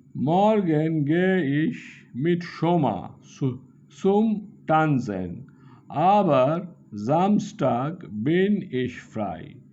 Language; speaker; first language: German; non-native, fluent; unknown